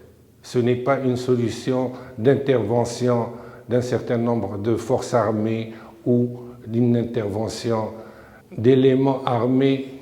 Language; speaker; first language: French; non-native, local second language; Arabic